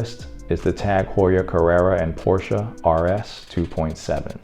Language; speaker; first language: English; native; English